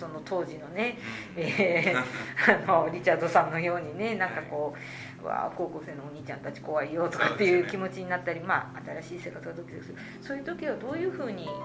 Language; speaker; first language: Japanese; native; Japanese